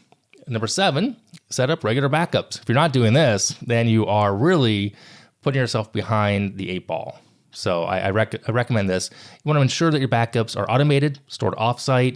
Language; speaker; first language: English; native; English